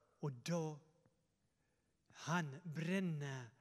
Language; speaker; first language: Swedish; non-native, fluent; Finnish